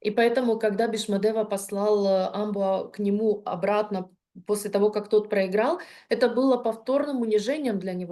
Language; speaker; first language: Russian; native; Russian